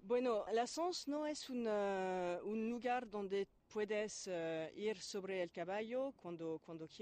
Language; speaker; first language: Spanish; non-native, fluent; French